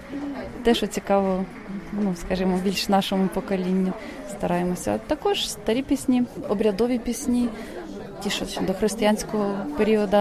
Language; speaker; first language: Ukrainian; native; Ukrainian